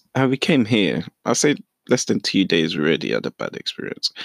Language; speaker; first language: English; early bilingual, other home language; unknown